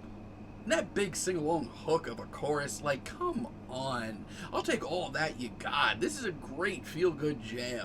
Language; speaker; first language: English; native; English